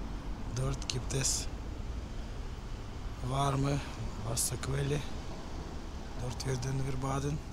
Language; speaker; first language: German; non-native, learner; Russian